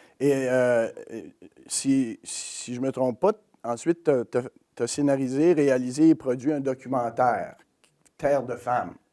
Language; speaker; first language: French; native; French